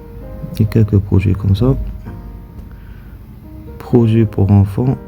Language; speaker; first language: French; non-native, local second language; Arabic